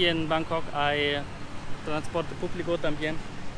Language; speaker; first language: Spanish; non-native, learner; German